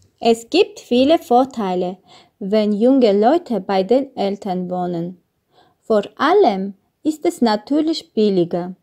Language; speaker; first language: German; non-native, learner; Armenian